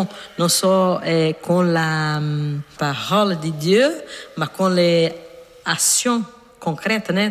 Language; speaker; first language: French; non-native, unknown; Portuguese